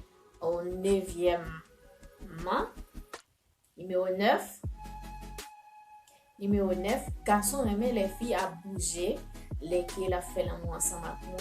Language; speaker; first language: French; non-native, learner; Haitian Creole